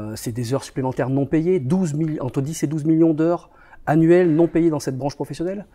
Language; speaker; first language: French; native; French